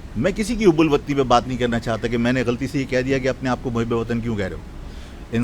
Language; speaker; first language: Urdu; native; Urdu